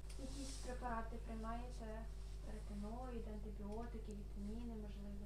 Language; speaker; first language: Ukrainian; non-native, local second language; Russian